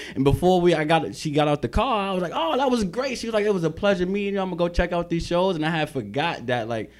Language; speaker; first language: English; native; English